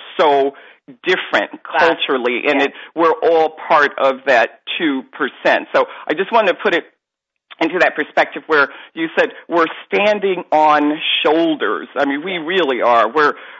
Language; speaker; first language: English; native; English